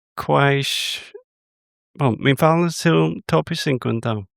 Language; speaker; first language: Portuguese; non-native, fluent; English